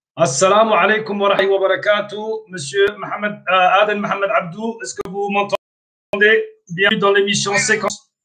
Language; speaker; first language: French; non-native, local second language; Somali